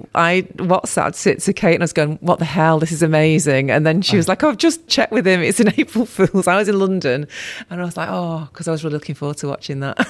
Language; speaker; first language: English; native; English